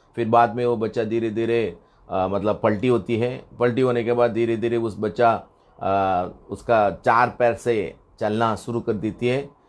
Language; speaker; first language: Hindi; non-native, local second language; Tamil